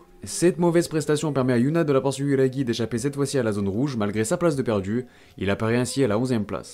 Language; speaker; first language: French; native; French